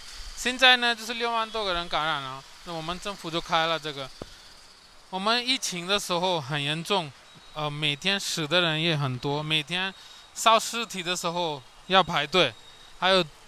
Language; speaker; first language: Chinese; non-native, learner; Hindi